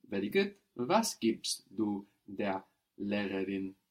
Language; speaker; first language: German; non-native, fluent; English